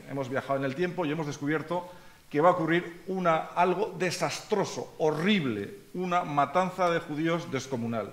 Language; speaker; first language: Spanish; native; Spanish